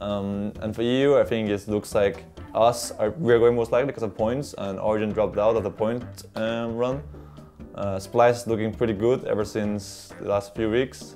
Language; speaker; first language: English; non-native, fluent; Danish